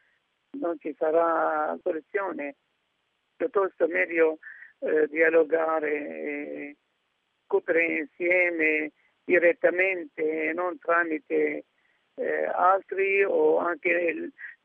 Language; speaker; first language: Italian; non-native, fluent; Arabic